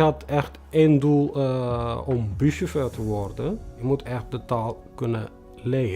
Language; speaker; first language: Dutch; non-native, fluent; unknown